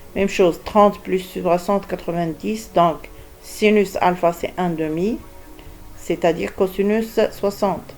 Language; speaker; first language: French; non-native, local second language; Arabic